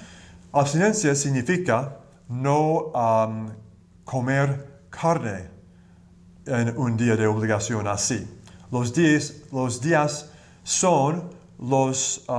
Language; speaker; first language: Spanish; non-native, learner; English